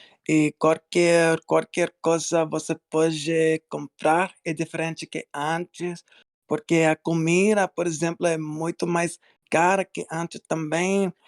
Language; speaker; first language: Portuguese; non-native, learner; English